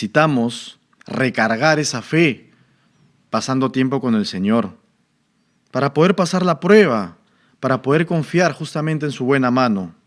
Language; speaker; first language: Spanish; native; Spanish